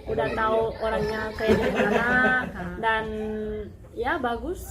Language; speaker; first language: Indonesian; non-native, fluent; Spanish